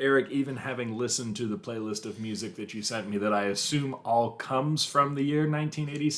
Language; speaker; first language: English; native; English